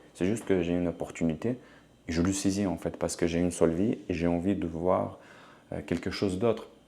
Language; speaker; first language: French; non-native, fluent; Ukrainian